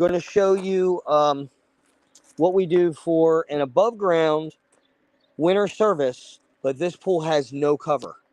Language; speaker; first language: English; native; English